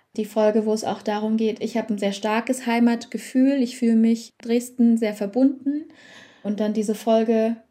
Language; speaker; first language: German; native; German